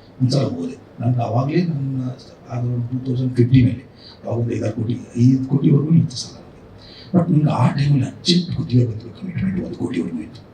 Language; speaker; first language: Kannada; native; Kannada